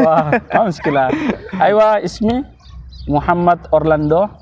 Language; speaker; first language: Arabic; non-native, learner; Indonesian